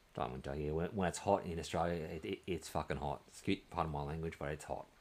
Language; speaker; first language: English; native; English